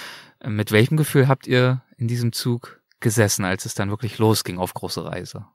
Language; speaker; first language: German; native; German